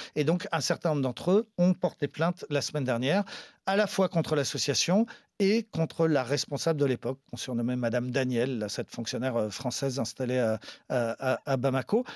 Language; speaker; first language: French; native; French